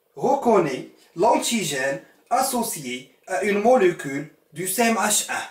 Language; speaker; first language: French; non-native, local second language; Arabic